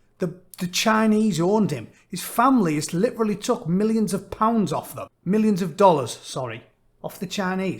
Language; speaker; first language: English; native; English